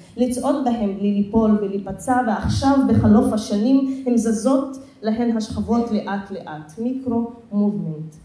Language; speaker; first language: Hebrew; non-native, local second language; Arabic